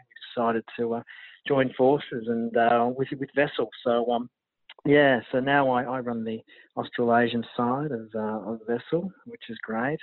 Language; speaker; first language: English; native; English